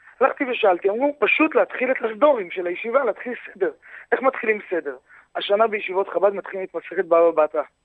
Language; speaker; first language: Hebrew; native; Hebrew